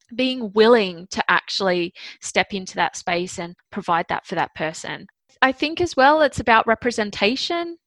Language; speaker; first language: English; native; English